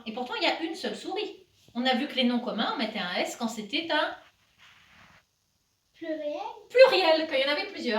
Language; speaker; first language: French; native; French